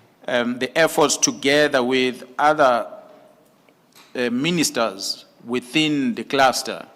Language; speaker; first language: English; non-native, local second language; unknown